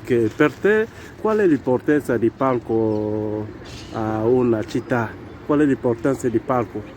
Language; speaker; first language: Italian; non-native, learner; Lingala